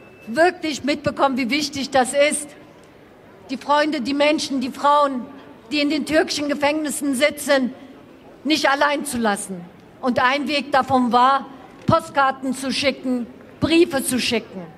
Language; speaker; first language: German; non-native, fluent; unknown